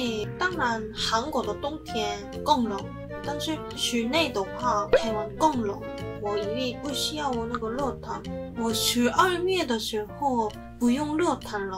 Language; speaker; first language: Chinese; non-native, learner; Korean